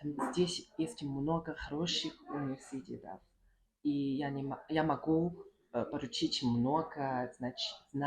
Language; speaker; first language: Russian; non-native, learner; Chinese